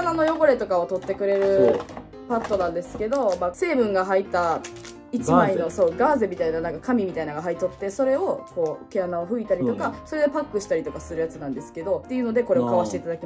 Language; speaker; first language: Japanese; native; Japanese